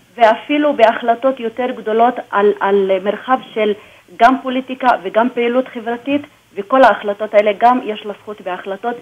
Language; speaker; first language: Hebrew; non-native, local second language; Arabic